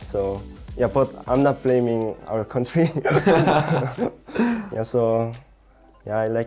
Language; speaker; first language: English; non-native, learner; Korean